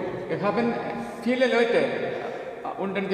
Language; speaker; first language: German; non-native, learner; Malayalam